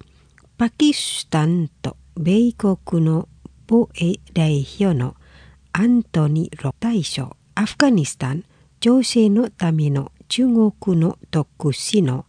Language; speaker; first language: Japanese; non-native, fluent; Indonesian